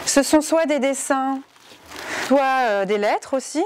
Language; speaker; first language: French; native; French